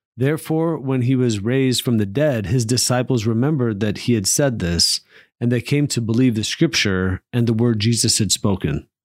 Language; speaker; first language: English; native; English